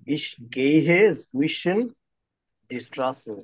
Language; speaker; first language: German; non-native, learner; Bangla